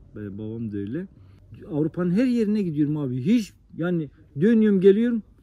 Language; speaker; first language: Turkish; non-native, local second language; Kurdish